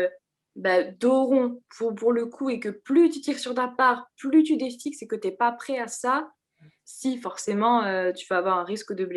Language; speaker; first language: French; native; French